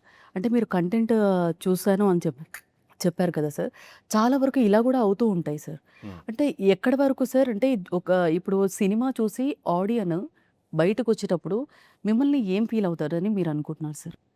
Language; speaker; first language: Telugu; native; Telugu